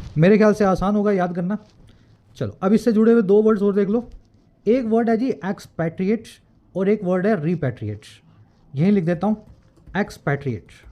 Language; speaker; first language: Hindi; native; Hindi